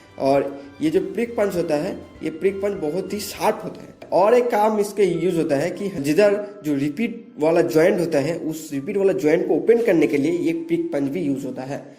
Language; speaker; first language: Hindi; non-native, local second language; Bangla